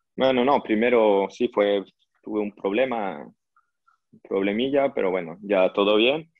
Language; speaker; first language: Spanish; early bilingual, heritage; French